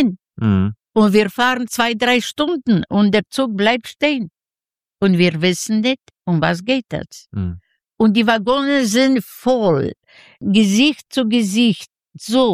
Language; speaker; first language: German; non-native, learner; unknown